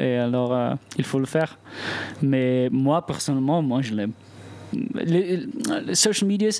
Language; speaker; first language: French; non-native, local second language; Italian